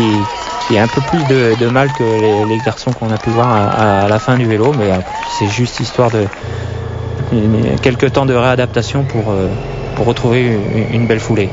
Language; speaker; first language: French; native; French